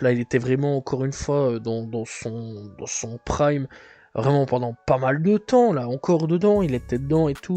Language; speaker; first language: French; native; French